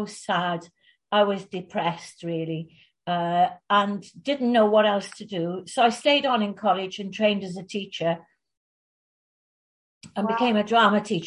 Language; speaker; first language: English; native; English